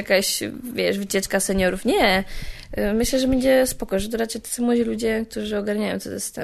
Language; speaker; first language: Polish; native; Polish